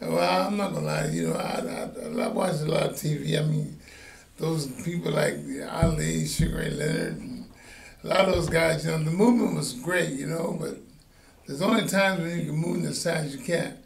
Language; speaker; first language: English; native; English